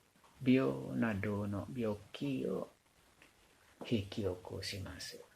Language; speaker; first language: Japanese; non-native, learner; Indonesian